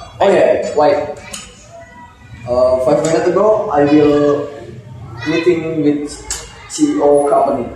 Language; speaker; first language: English; non-native, learner; Indonesian